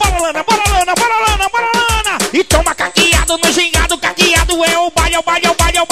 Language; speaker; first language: Portuguese; native; Portuguese